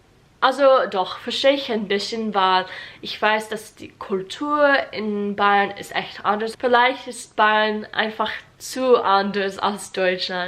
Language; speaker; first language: German; non-native, learner; English